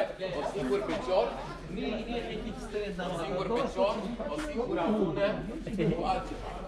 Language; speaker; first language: Romanian; non-native, learner; Arabic